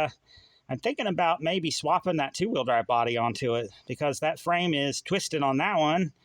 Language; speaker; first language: English; native; English